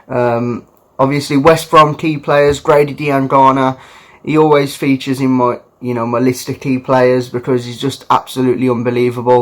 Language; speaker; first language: English; native; English